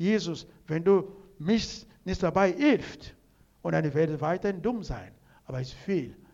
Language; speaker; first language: German; non-native, learner; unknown